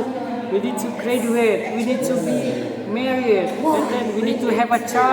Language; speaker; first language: English; non-native, learner; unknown